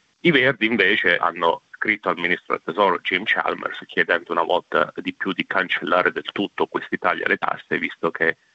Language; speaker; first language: Italian; native; Italian